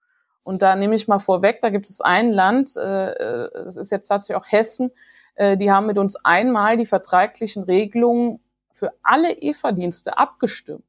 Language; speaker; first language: German; native; German